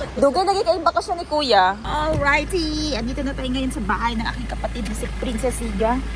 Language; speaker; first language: Filipino; non-native, local second language; Cebuano